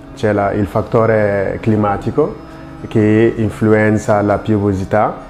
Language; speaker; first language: Italian; non-native, fluent; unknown